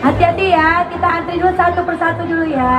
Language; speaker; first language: Indonesian; native; Indonesian